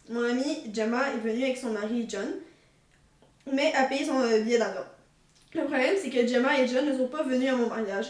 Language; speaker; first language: French; native; French